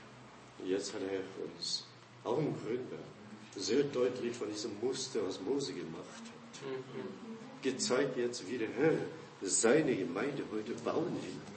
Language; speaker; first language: German; non-native, fluent; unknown